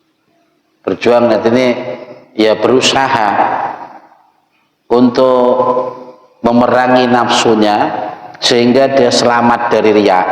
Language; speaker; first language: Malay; non-native, local second language; Javanese